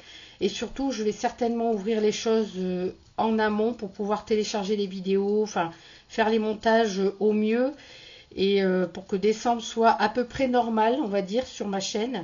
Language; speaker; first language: French; native; French